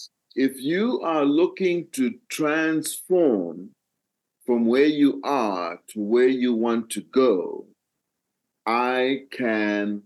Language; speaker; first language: English; non-native, local second language; Nyanja